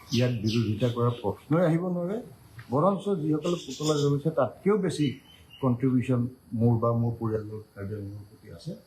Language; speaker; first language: Assamese; non-native, local second language; Karbi